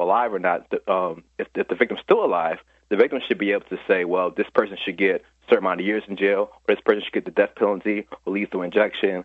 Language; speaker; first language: English; native; English